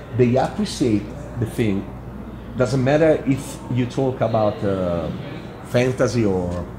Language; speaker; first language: English; non-native, fluent; Italian